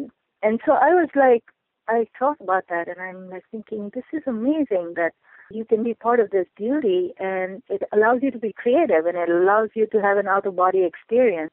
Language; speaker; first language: English; non-native, local second language; Urdu